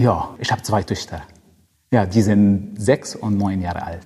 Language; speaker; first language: German; non-native, fluent; Arabic